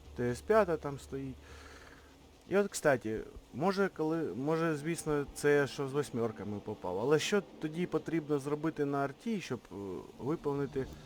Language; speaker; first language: Ukrainian; non-native, local second language; Russian